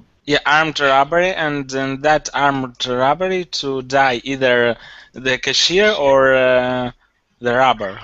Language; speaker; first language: English; non-native, learner; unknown